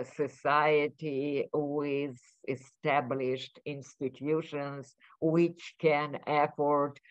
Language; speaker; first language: English; non-native, fluent; Ukrainian